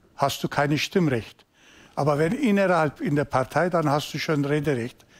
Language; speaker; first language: German; non-native, learner; Turkish